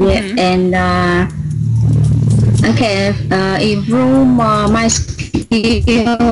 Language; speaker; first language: English; non-native, learner; Vietnamese